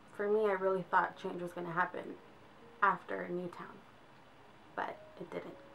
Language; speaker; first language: English; native; English